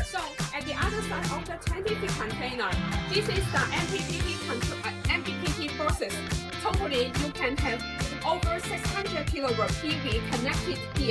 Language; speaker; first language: English; non-native, learner; Chinese